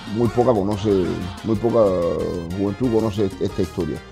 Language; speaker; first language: Spanish; native; Spanish